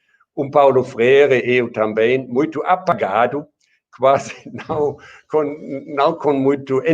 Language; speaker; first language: Portuguese; non-native, fluent; German